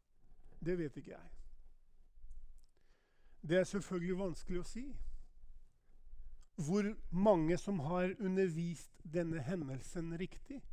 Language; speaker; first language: Norwegian; non-native, fluent; Albanian